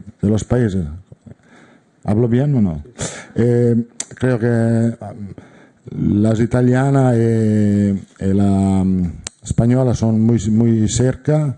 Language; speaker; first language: Spanish; non-native, fluent; Italian